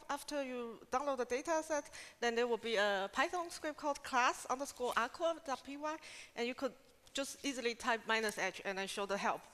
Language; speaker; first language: English; non-native, fluent; Chinese